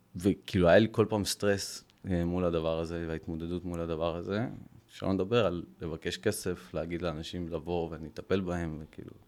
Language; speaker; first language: Hebrew; early bilingual, other home language; Russian